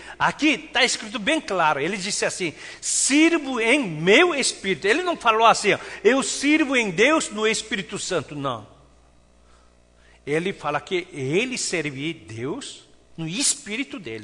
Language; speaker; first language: Portuguese; non-native, fluent; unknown